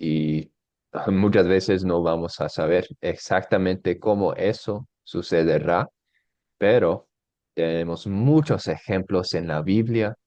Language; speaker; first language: Spanish; non-native, fluent; English